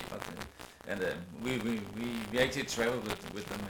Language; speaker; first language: English; non-native, fluent; Danish